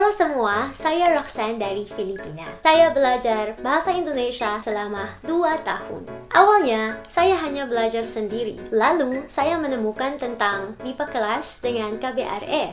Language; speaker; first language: Indonesian; non-native, learner; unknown